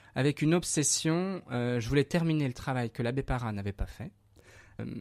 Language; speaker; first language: French; native; French